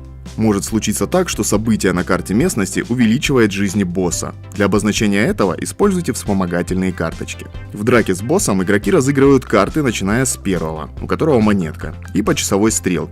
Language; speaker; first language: Russian; native; Russian